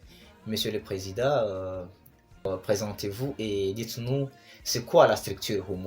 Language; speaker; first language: French; non-native, local second language; Swahili